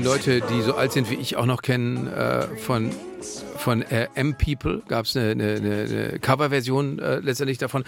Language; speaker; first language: German; native; German